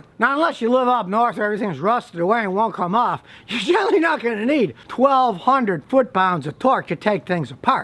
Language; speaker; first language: English; native; English